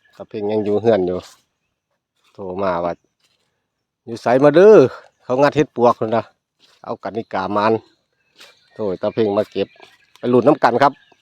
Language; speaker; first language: Thai; native; Thai